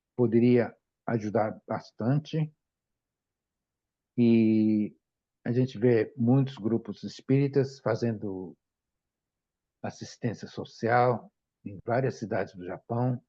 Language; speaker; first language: Portuguese; non-native, fluent; Japanese